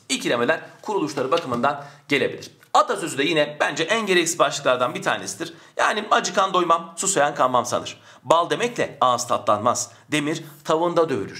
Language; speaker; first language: Turkish; native; Turkish